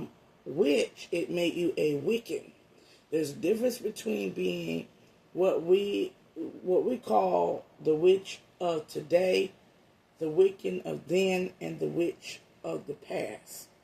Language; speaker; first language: English; native; English